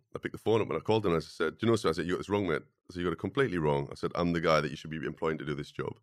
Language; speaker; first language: English; native; English